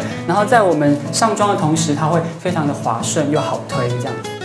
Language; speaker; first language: Chinese; native; Chinese